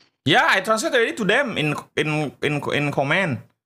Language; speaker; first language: English; non-native, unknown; Indonesian